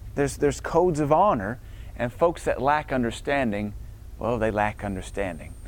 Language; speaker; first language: English; native; English